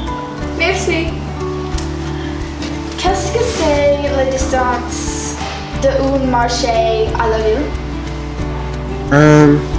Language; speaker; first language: French; non-native, learner; English